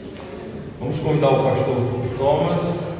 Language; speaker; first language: Portuguese; native; Portuguese